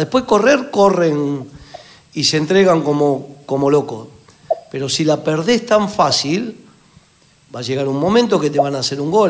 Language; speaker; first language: Spanish; native; Spanish